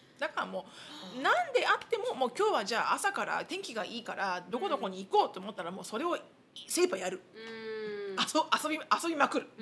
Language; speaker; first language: Japanese; native; Japanese